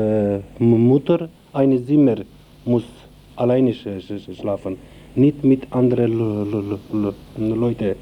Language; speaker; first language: German; non-native, learner; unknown